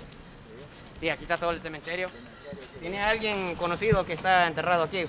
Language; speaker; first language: Spanish; non-native, fluent; English